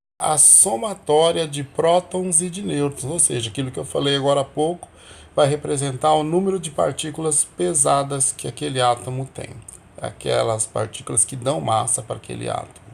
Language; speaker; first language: Portuguese; native; Portuguese